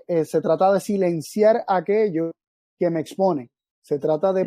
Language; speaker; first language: Spanish; native; Spanish